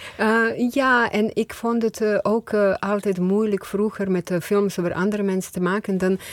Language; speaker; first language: Dutch; non-native, fluent; Croatian